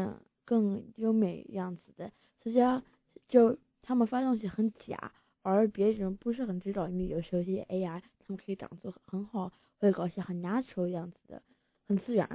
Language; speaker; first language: Chinese; early bilingual, heritage; Chinese